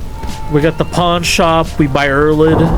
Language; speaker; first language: English; native; English